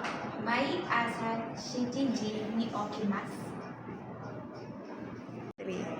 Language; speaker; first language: Japanese; non-native, learner; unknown